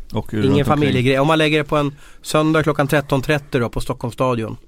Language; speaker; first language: Swedish; native; Swedish